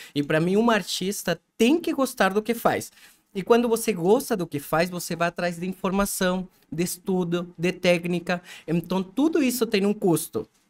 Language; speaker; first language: Portuguese; non-native, fluent; Spanish